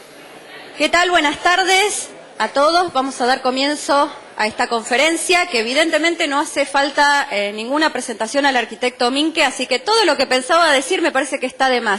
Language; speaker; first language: Spanish; native; Spanish